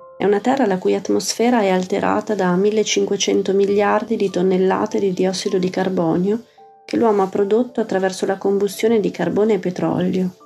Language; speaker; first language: Italian; native; Italian